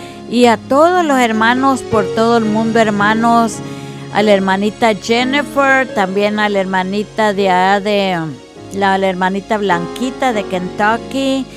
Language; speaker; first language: Spanish; early bilingual, other home language; English